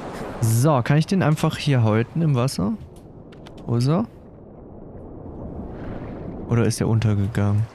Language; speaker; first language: German; native; German